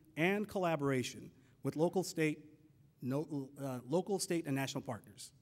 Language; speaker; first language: English; native; English